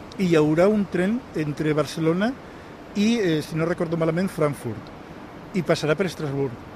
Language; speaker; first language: Catalan; non-native, local second language; Spanish